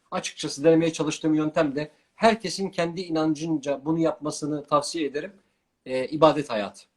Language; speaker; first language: Turkish; non-native, local second language; Kurdish